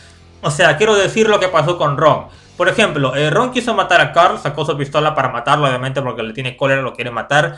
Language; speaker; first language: Spanish; native; Spanish